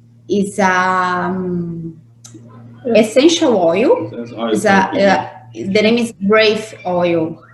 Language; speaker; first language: English; non-native, learner; Portuguese